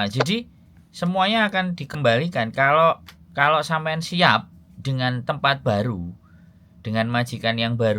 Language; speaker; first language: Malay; non-native, local second language; Javanese